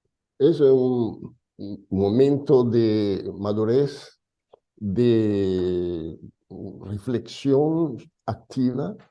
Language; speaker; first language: Spanish; non-native, fluent; Italian